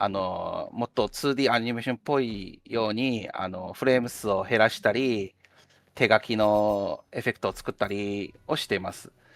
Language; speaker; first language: Japanese; non-native, fluent; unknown